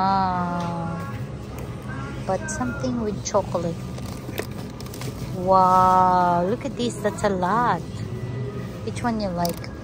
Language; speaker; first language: English; non-native, local second language; Filipino